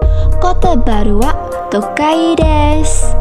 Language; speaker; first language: Japanese; non-native, learner; Malay